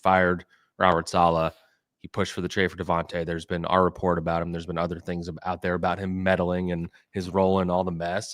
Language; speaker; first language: English; native; English